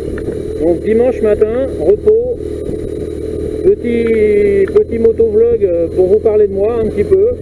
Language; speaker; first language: French; native; French